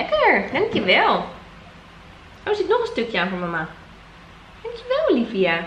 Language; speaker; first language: Dutch; native; Dutch